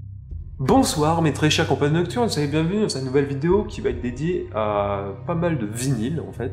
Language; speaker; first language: French; native; French